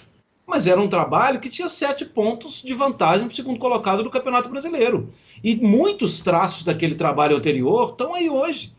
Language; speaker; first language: Portuguese; native; Portuguese